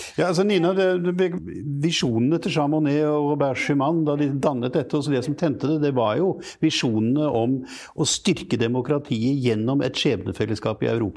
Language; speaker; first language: Norwegian; native; Norwegian